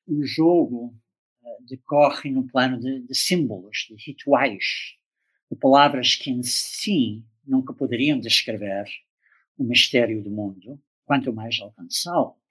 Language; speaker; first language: Portuguese; non-native, fluent; English